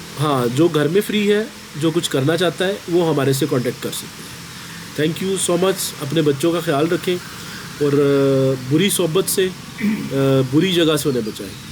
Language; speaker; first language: Urdu; non-native, local second language; Punjabi